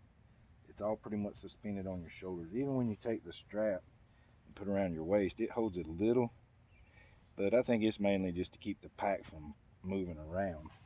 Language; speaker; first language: English; native; English